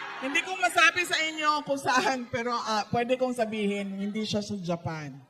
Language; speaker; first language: Filipino; non-native, local second language; Cebuano